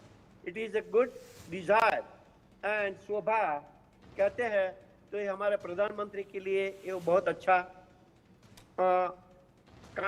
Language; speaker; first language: Hindi; non-native, local second language; Gujarati